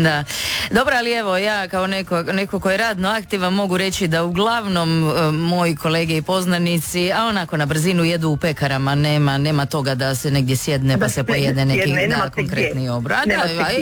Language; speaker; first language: Serbian; native; Serbian